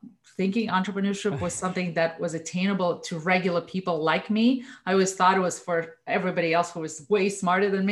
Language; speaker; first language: English; non-native, fluent; Russian